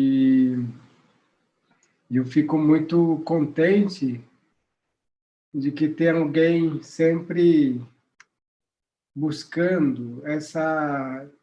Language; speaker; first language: Portuguese; non-native, local second language; Guarani